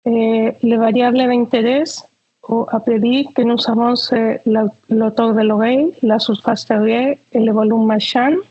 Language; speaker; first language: French; non-native, fluent; Spanish